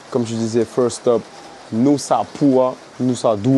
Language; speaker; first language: French; native; French